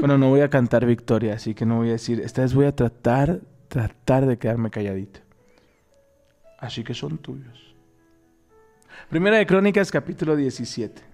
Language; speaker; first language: Spanish; native; Spanish